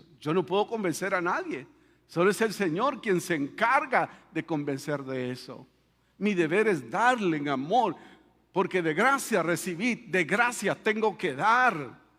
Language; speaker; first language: Spanish; native; Spanish